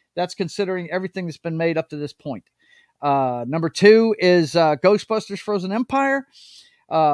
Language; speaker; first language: English; native; English